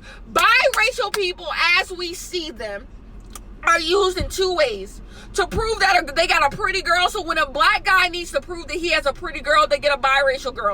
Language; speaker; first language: English; native; English